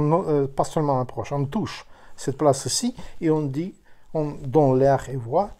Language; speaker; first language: French; non-native, learner; Ukrainian